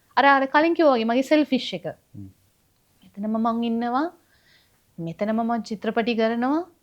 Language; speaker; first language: Sinhala; non-native, local second language; Tamil